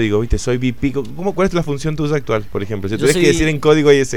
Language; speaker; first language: Spanish; native; Spanish